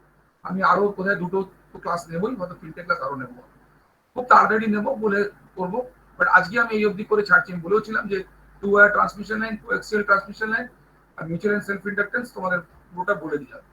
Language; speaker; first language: Bangla; native; Bangla